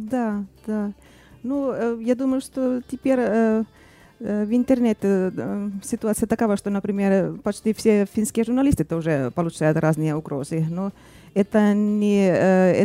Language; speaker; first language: Russian; non-native, fluent; Finnish